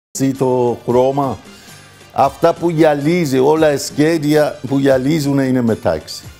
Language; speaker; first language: Greek; non-native, fluent; Persian